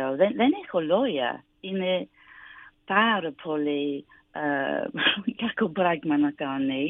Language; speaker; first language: Greek; non-native, learner; English